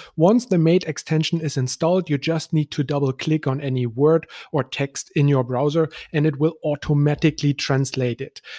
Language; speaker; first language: English; non-native, fluent; German